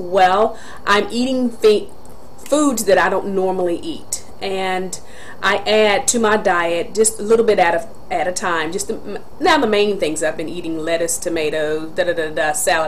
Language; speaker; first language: English; native; English